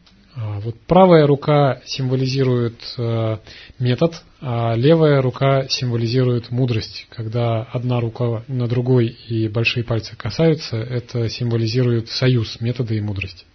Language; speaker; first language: Russian; native; Russian